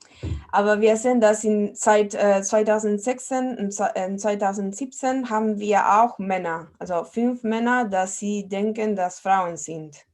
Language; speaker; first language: German; non-native, fluent; Spanish